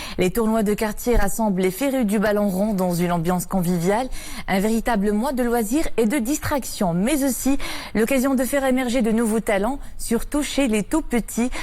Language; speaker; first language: French; non-native, local second language; Arabic